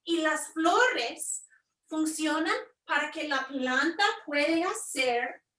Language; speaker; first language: Spanish; non-native, fluent; English